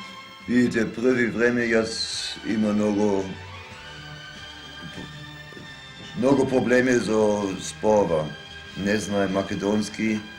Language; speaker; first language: Macedonian; non-native, learner; German